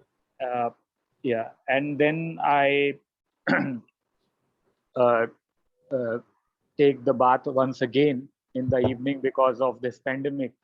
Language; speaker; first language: English; non-native, learner; Hindi